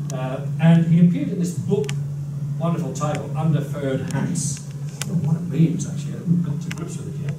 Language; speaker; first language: English; native; English